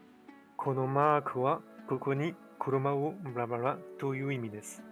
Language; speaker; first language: Japanese; non-native, learner; French